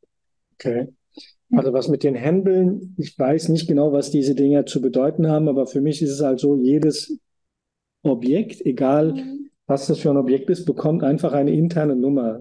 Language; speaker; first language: German; native; German